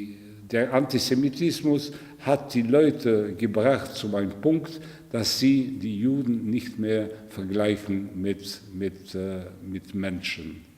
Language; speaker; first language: German; non-native, learner; French